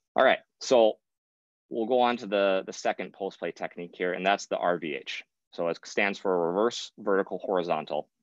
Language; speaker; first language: English; native; English